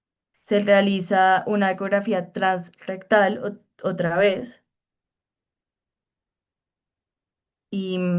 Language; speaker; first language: Spanish; native; Spanish